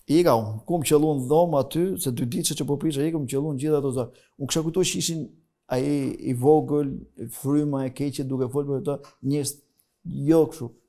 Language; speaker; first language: Albanian; native; Albanian